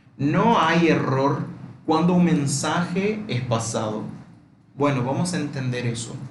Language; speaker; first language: Spanish; non-native, fluent; Portuguese